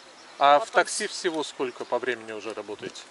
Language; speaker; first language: Russian; native; Russian